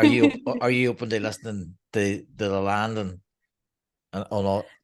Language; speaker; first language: English; native; English